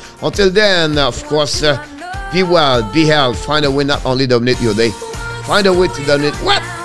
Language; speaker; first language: English; non-native, fluent; French